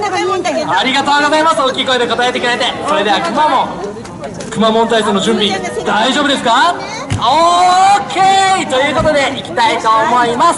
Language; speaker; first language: Japanese; native; Japanese